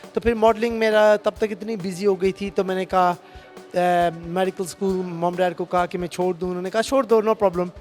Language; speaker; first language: Urdu; early bilingual, heritage; Hindi